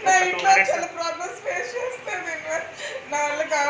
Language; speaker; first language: Telugu; native; Telugu